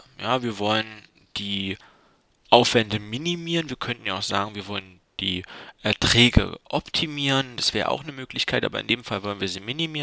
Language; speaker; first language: German; native; German